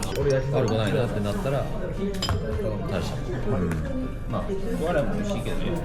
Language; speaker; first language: Japanese; native; Japanese